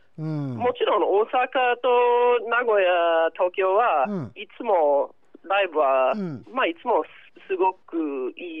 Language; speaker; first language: Japanese; non-native, fluent; English